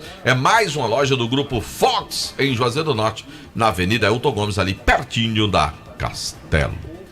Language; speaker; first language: Portuguese; native; Portuguese